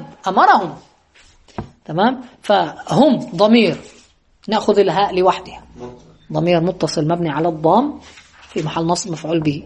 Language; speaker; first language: Arabic; native; Arabic